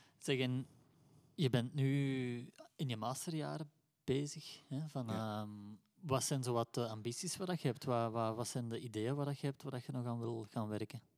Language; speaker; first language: Dutch; native; Dutch